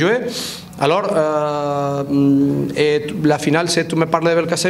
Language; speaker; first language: French; non-native, fluent; Spanish